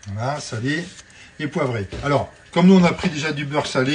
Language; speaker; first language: French; native; French